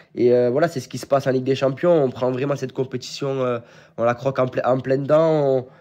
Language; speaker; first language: French; native; French